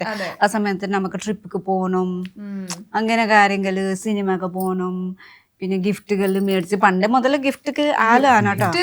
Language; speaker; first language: Malayalam; non-native, fluent; Nepali